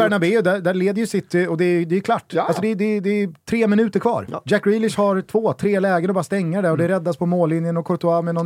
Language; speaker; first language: Swedish; native; Swedish